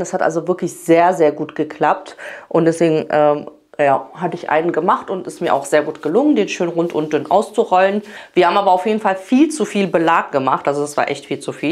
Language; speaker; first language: German; early bilingual, other home language; Polish